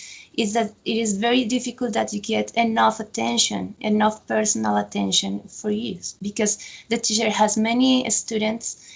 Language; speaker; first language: English; non-native, fluent; Spanish